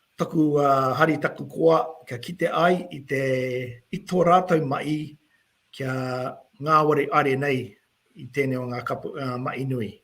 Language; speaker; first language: Māori; native; Māori